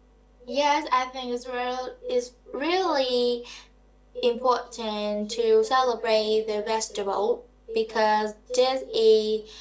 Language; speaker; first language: English; non-native, learner; Vietnamese